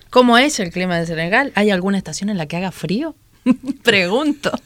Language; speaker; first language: Spanish; native; Spanish